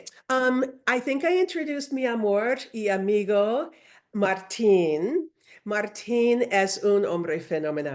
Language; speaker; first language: Spanish; non-native, learner; English